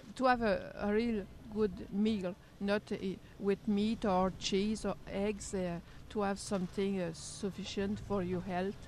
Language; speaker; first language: English; non-native, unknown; French